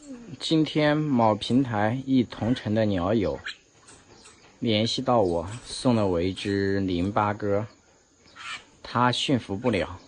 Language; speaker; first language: Chinese; native; Chinese